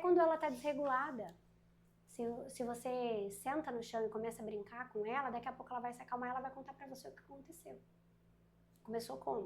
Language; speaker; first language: Portuguese; native; Portuguese